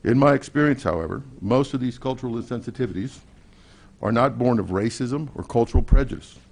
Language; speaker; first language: English; native; English